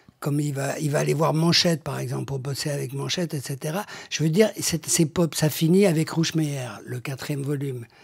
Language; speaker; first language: French; native; French